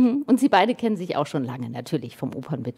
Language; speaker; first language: German; native; German